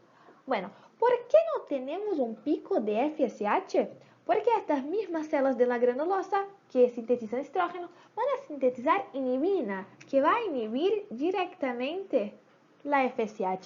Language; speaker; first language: Spanish; native; Spanish